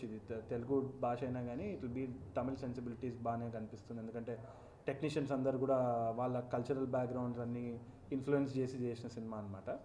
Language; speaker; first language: Telugu; native; Telugu